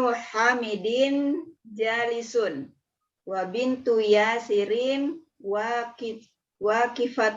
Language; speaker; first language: Arabic; non-native, learner; Indonesian